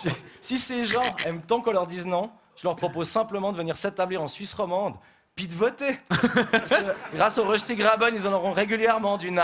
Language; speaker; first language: French; native; French